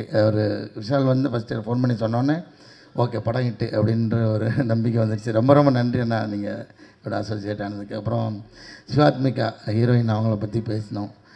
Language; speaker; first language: Tamil; native; Tamil